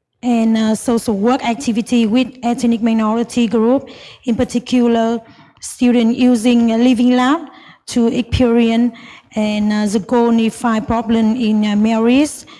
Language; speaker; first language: English; non-native, learner; Vietnamese